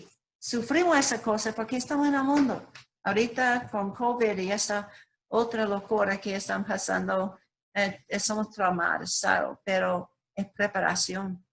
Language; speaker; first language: Spanish; non-native, learner; English